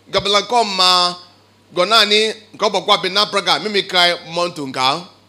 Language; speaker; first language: Thai; non-native, fluent; Igbo